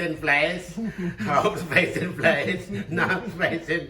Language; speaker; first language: German; non-native, learner; Indonesian